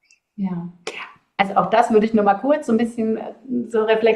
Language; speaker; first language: German; native; German